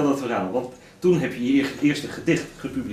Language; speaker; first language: Dutch; native; Dutch